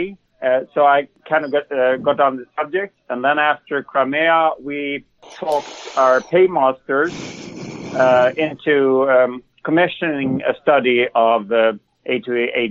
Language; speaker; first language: English; non-native, fluent; Swedish